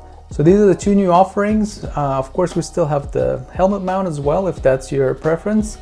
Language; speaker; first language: English; native; English